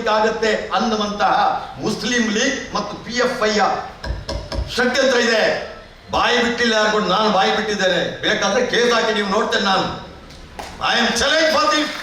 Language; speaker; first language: Kannada; native; Kannada